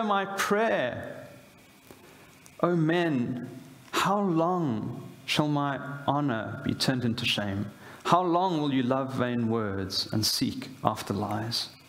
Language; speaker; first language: English; native; English